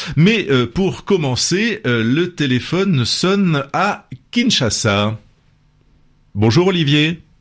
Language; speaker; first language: French; native; French